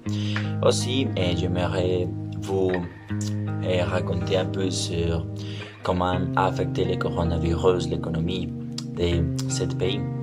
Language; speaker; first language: French; non-native, learner; Spanish